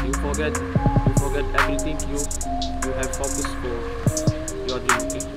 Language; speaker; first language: English; non-native, learner; Portuguese